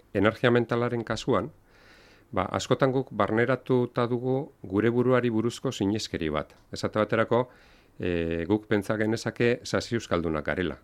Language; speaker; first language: Basque; non-native, local second language; Spanish